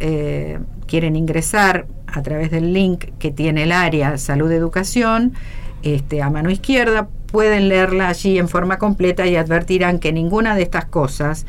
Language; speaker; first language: Spanish; native; Spanish